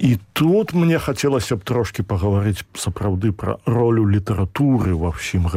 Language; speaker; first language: Polish; non-native, learner; Belarusian